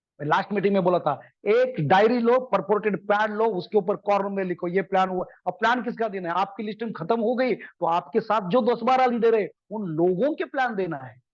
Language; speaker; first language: Hindi; non-native, local second language; Marathi